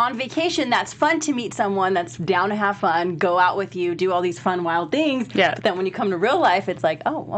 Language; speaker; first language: English; native; English